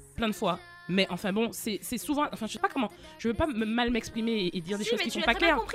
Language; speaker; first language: French; native; French